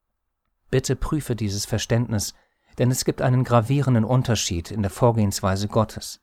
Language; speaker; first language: German; native; German